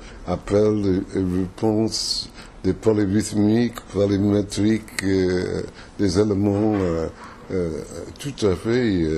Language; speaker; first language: French; non-native, fluent; English